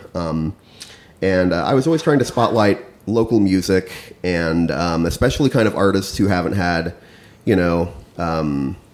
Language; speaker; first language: English; native; English